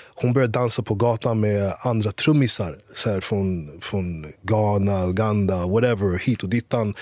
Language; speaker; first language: Swedish; early bilingual, other home language; English